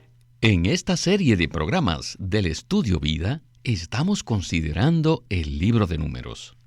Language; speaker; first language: Spanish; native; Spanish